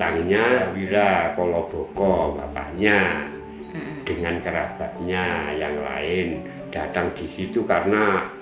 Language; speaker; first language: Indonesian; non-native, local second language; Javanese